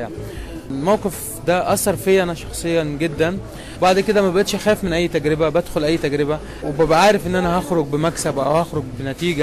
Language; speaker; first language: Arabic; native; Arabic